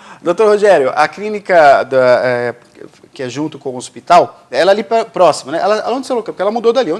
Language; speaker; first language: Portuguese; native; Portuguese